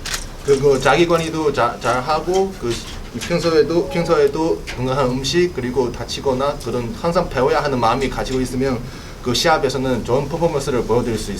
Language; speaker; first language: Korean; non-native, learner; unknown